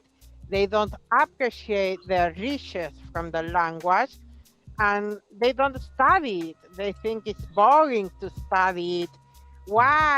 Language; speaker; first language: English; non-native, fluent; Spanish